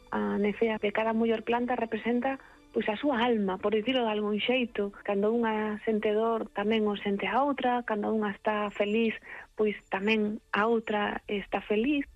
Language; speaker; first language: Galician; native; Galician